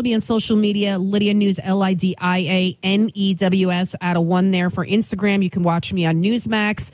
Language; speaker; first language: English; early bilingual, other home language; Albanian